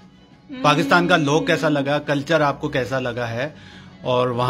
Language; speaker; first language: Urdu; native; Urdu